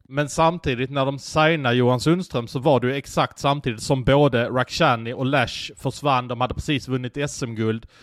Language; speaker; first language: Swedish; native; Swedish